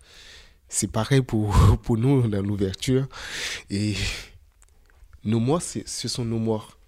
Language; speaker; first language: French; non-native, local second language; Haitian Creole